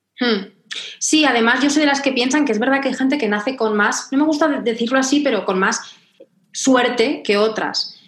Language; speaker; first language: Spanish; native; Spanish